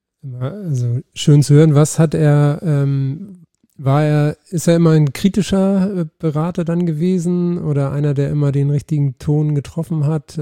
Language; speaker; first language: German; native; German